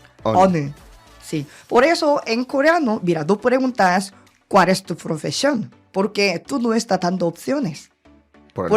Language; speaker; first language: Spanish; non-native, learner; Korean